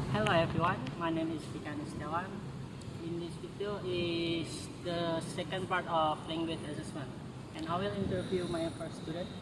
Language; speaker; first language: English; non-native, learner; Indonesian